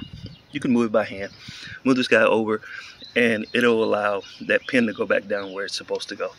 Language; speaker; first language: English; native; English